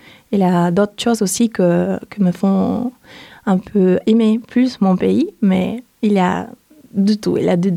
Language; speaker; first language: French; non-native, fluent; Spanish